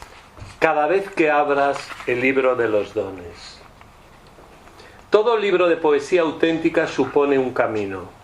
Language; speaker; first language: Spanish; native; Spanish